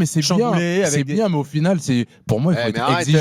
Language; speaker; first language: French; native; French